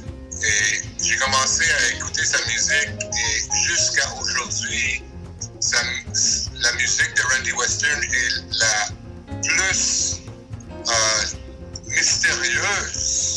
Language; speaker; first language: French; early bilingual, other home language; English